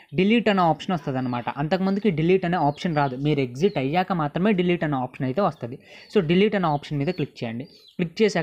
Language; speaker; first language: Telugu; native; Telugu